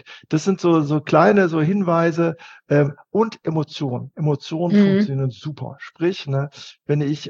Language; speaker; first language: German; native; German